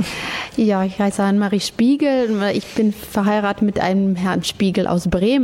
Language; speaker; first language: German; non-native, fluent; Afrikaans